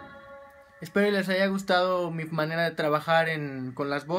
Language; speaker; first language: Spanish; native; Spanish